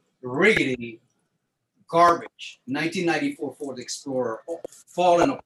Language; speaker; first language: English; non-native, fluent; French